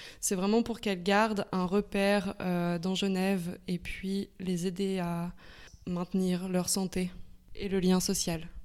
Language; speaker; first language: French; native; French